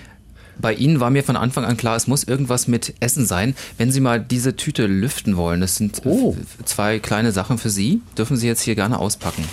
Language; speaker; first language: German; native; German